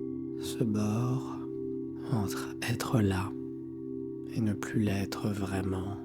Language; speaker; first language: French; native; French